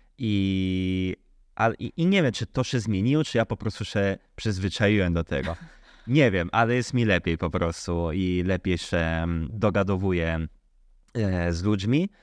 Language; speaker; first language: Polish; early bilingual, heritage; Polish